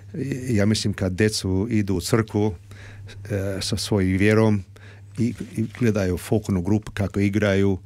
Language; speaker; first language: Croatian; early bilingual, heritage; Croatian